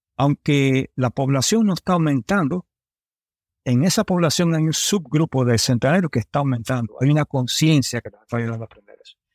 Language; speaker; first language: Spanish; early bilingual, heritage; Spanish